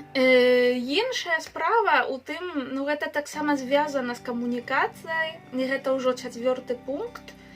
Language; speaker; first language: Belarusian; non-native, fluent; Spanish